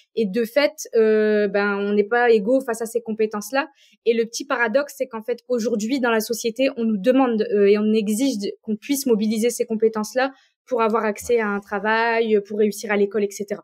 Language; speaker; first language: French; native; French